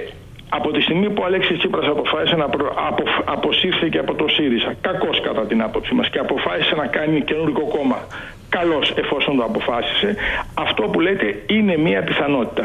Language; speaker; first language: Greek; native; Greek